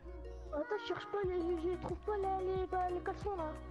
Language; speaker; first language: French; native; French